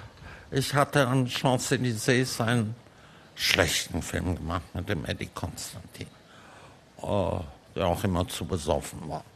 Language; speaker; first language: German; early bilingual, heritage; German